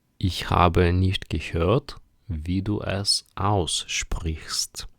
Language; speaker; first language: German; non-native, fluent; Ukrainian